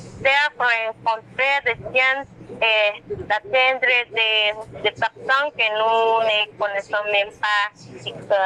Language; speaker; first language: French; non-native, learner; Spanish